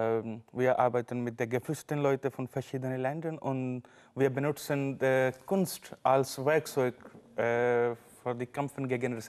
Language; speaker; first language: German; non-native, learner; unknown